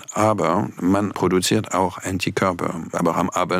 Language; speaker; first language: German; non-native, fluent; French